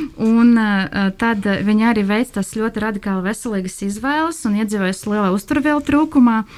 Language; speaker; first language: Latvian; non-native, local second language; Russian